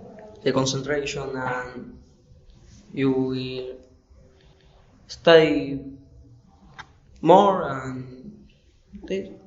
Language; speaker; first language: English; non-native, learner; Spanish